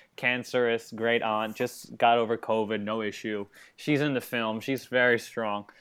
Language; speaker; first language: English; native; English